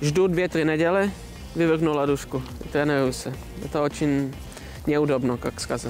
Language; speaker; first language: Russian; non-native, learner; Czech